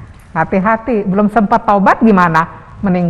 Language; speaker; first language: Indonesian; native; Indonesian